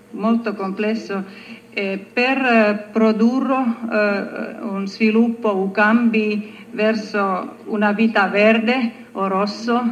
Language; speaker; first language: Italian; non-native, learner; Finnish